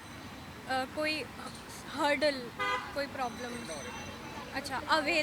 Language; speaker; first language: Hindi; native; Hindi